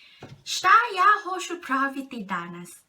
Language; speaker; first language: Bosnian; non-native, learner; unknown